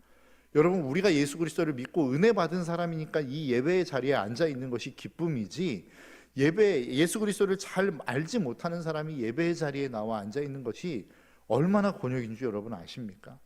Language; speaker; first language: Korean; native; Korean